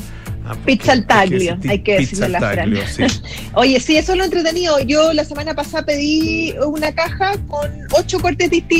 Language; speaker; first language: Spanish; native; Spanish